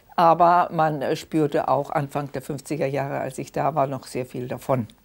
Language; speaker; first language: German; early bilingual, other home language; Danish